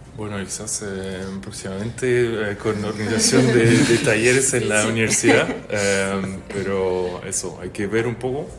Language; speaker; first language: Spanish; non-native, fluent; French